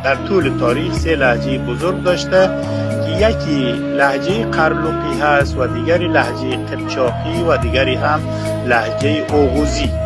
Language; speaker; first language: Persian; non-native, local second language; Uzbek